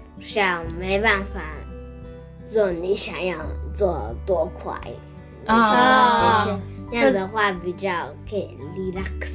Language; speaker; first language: Chinese; early bilingual, heritage; Chinese